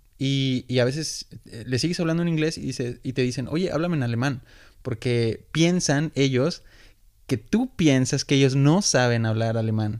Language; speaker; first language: Spanish; native; Spanish